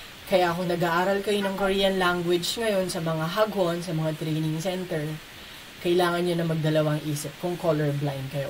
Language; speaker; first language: Filipino; native; Filipino